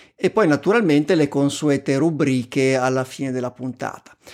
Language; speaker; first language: Italian; native; Italian